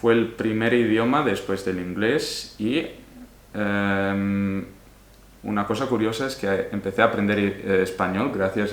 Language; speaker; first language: Spanish; non-native, fluent; Italian